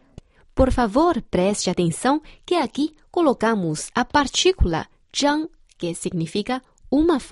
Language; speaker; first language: Portuguese; non-native, fluent; Chinese